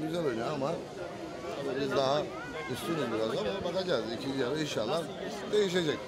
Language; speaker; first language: Turkish; early bilingual, other home language; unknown